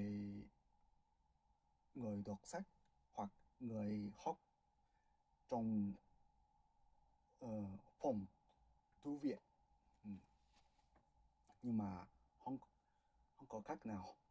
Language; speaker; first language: Vietnamese; non-native, learner; Japanese